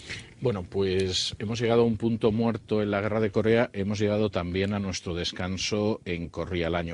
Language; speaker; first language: Spanish; native; Spanish